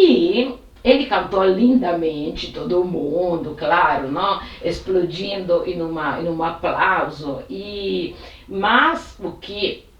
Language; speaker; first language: Portuguese; non-native, fluent; Italian